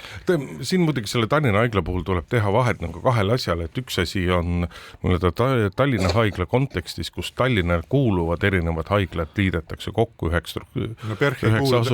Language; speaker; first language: Estonian; native; Estonian